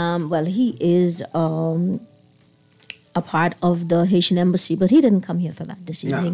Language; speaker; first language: English; native; English